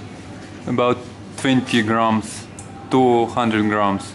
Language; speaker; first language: English; non-native, learner; Russian